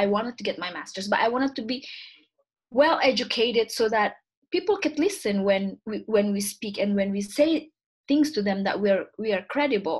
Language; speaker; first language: English; non-native, fluent; Indonesian